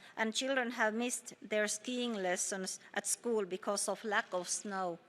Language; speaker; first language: English; non-native, fluent; Finnish